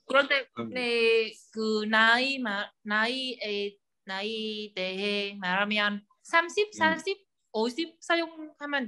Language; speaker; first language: Korean; non-native, learner; Vietnamese